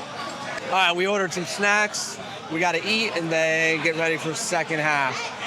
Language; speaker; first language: English; native; English